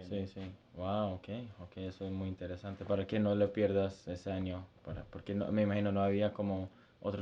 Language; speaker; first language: Spanish; early bilingual, heritage; Spanish